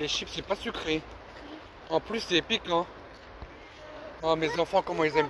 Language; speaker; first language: French; native; French